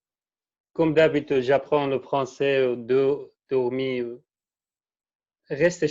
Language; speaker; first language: French; non-native, learner; Kurdish